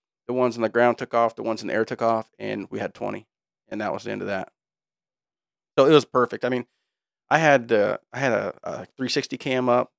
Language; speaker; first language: English; native; English